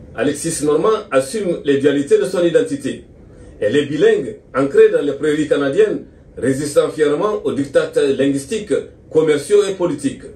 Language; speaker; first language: French; native; French